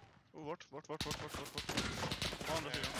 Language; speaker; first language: Swedish; native; Swedish